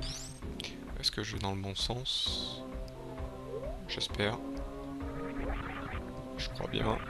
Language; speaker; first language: French; native; French